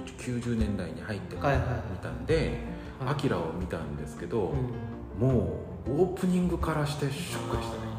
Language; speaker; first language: Japanese; early bilingual, other home language; Korean